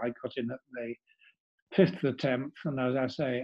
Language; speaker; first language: English; native; English